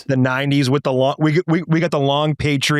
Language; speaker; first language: English; native; English